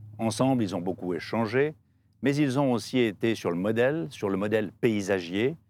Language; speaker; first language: French; native; French